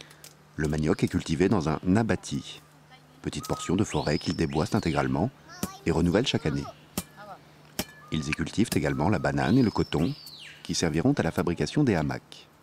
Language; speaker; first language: French; native; French